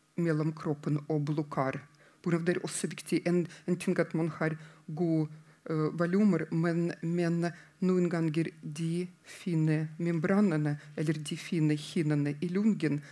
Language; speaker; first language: Norwegian; non-native, fluent; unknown